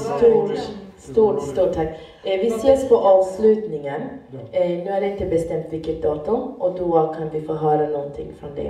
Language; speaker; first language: Swedish; native; Swedish